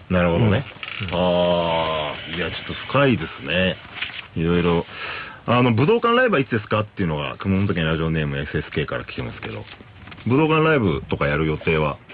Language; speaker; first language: Japanese; native; Japanese